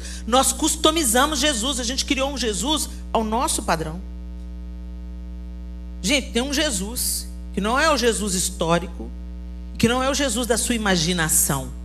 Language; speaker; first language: Portuguese; native; Portuguese